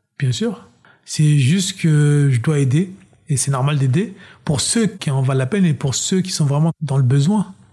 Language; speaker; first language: French; early bilingual, other home language; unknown